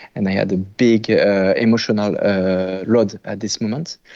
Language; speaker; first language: English; non-native, fluent; French